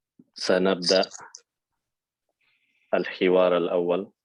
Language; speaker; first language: Arabic; non-native, fluent; English